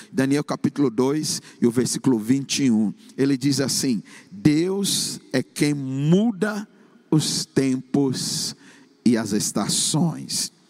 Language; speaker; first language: Portuguese; non-native, fluent; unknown